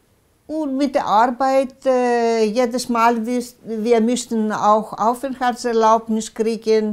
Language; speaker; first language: German; non-native, local second language; Greek